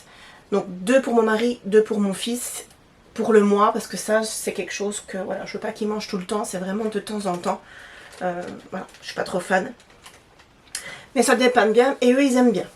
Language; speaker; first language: French; native; French